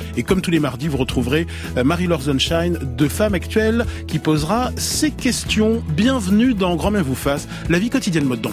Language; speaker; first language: French; native; French